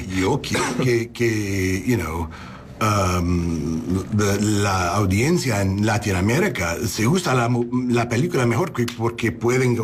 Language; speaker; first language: Spanish; non-native, learner; English